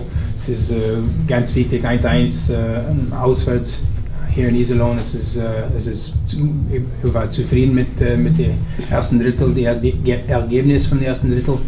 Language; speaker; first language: German; non-native, learner; English